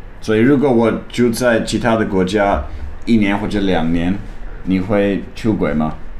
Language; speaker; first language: Chinese; non-native, learner; English